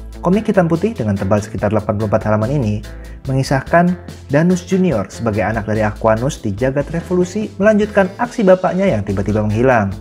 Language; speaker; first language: Indonesian; native; Indonesian